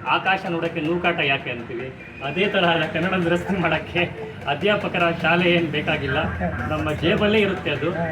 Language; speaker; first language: Kannada; non-native, local second language; Urdu